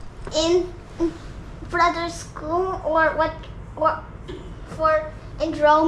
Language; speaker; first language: English; non-native, local second language; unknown